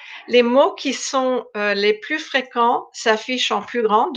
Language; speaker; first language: French; non-native, fluent; English